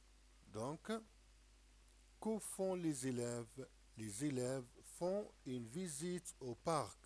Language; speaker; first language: French; non-native, local second language; Arabic